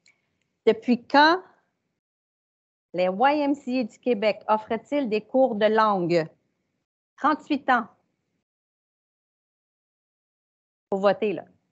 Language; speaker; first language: French; native; French